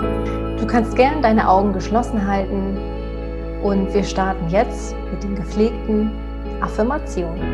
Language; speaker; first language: German; native; German